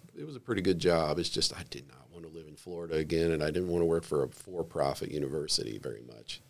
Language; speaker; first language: English; native; English